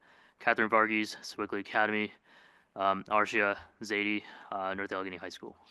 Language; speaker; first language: English; native; English